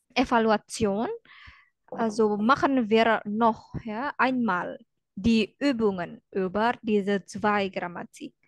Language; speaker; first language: German; non-native, fluent; Indonesian